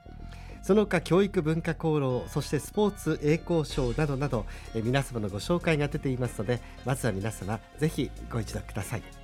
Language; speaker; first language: Japanese; native; Japanese